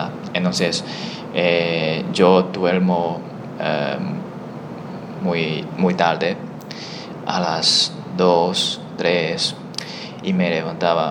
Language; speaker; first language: Spanish; non-native, learner; Chinese